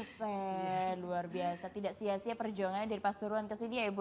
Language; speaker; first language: Indonesian; native; Indonesian